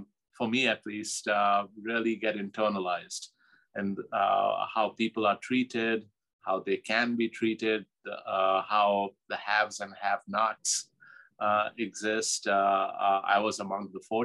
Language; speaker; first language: English; non-native, local second language; Urdu